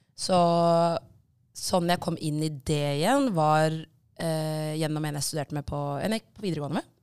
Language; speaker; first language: Norwegian; early bilingual, other home language; Tigrinya